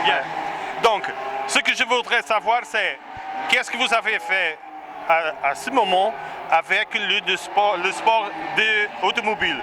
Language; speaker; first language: French; non-native, learner; Portuguese